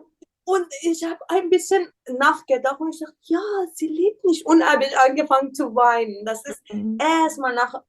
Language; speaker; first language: German; non-native, learner; Persian